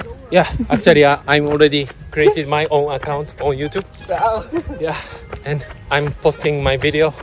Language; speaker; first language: English; non-native, learner; Japanese